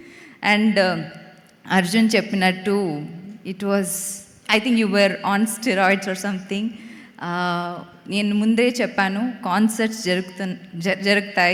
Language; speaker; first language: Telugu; non-native, fluent; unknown